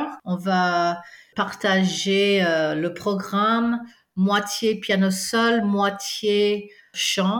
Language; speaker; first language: French; non-native, fluent; English